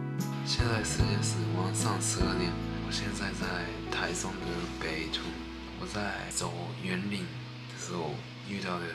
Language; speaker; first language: Chinese; non-native, fluent; Japanese